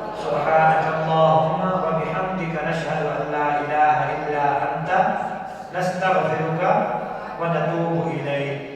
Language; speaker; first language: Indonesian; non-native, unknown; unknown